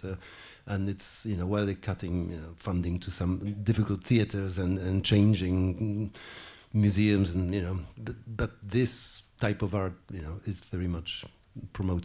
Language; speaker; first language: English; non-native, fluent; Polish